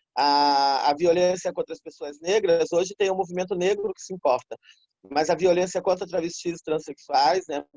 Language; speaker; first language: Portuguese; native; Portuguese